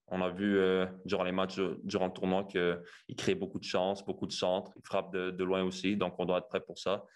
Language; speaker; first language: French; non-native, local second language; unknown